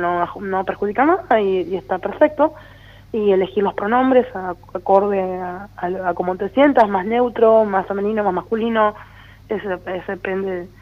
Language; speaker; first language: Spanish; native; Spanish